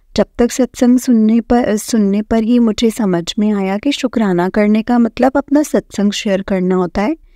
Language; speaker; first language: Hindi; non-native, local second language; Marathi